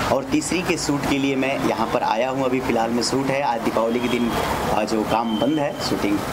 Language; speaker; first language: Hindi; native; Hindi